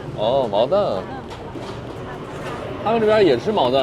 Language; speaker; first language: Chinese; native; Chinese